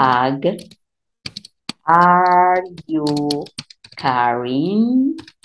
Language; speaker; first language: English; non-native, fluent; Spanish